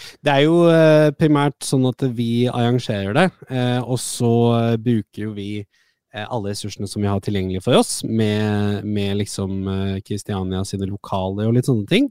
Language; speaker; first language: Norwegian; native; Norwegian